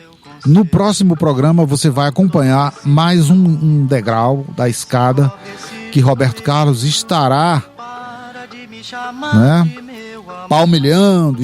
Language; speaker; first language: Portuguese; native; Portuguese